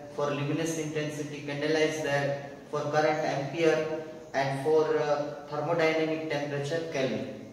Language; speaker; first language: English; non-native, local second language; Hindi